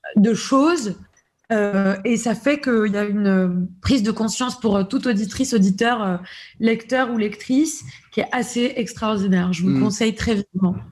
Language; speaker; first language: French; native; French